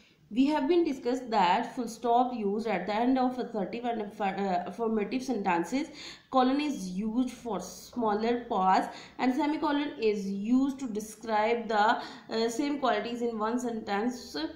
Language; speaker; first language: English; non-native, local second language; Urdu